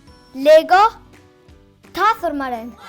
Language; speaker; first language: Mongolian; early bilingual, heritage; Mongolian